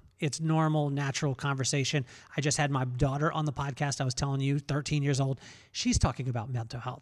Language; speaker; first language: English; native; English